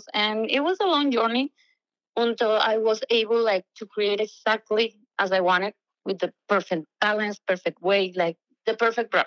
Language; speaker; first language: English; non-native, fluent; Spanish